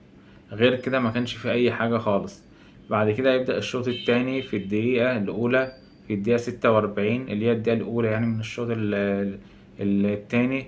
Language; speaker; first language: Arabic; native; Arabic